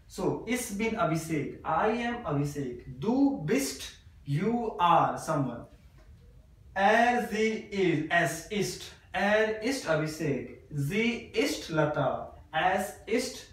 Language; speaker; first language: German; non-native, learner; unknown